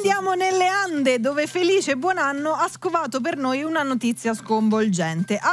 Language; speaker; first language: Italian; native; Italian